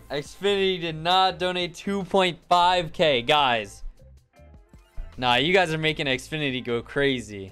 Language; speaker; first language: English; native; English